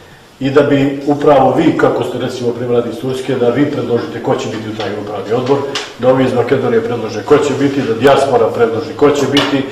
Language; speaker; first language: Bosnian; native; Bosnian